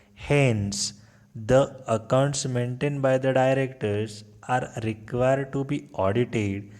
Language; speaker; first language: English; non-native, local second language; Marathi